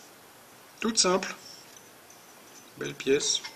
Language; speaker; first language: French; native; French